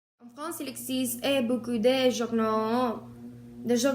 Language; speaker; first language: French; non-native, learner; Spanish